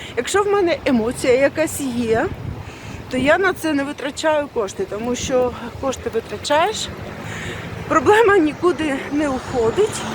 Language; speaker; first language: Ukrainian; native; Ukrainian